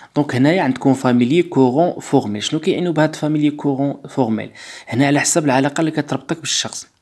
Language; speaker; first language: French; non-native, local second language; Arabic